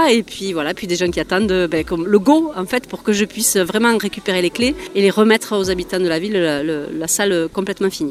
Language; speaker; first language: French; native; French